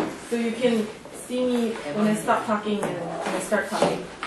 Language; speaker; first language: English; non-native, fluent; Korean